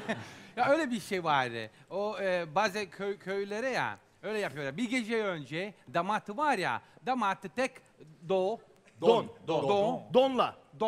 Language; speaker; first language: Turkish; non-native, fluent; Italian